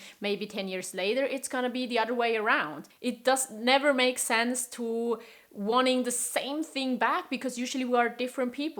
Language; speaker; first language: English; non-native, fluent; German